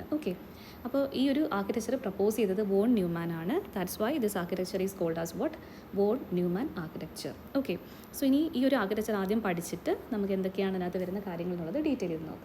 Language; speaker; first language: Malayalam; native; Malayalam